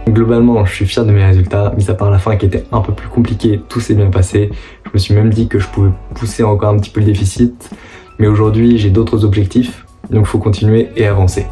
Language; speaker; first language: French; native; French